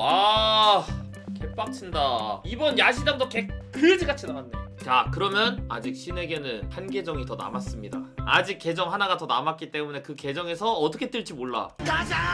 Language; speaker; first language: Korean; native; Korean